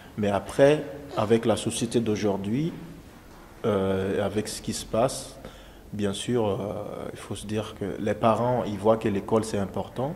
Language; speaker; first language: French; non-native, local second language; Dyula